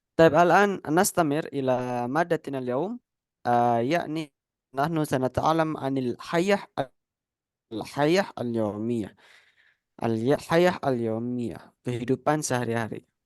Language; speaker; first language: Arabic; non-native, fluent; Indonesian